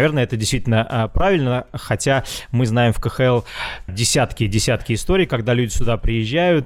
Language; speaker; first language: Russian; native; Russian